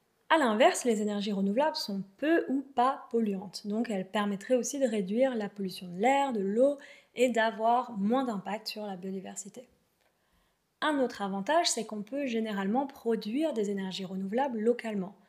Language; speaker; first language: French; native; French